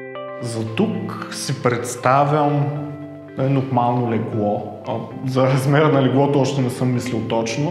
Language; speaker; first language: Bulgarian; native; Bulgarian